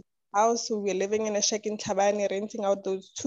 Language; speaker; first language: English; non-native, local second language; Tswana